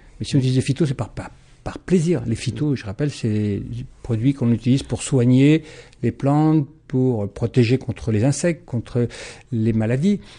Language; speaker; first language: French; native; French